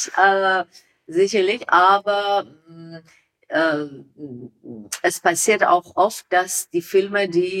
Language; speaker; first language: German; non-native, learner; Persian